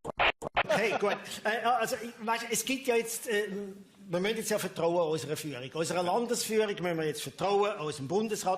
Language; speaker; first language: German; native; German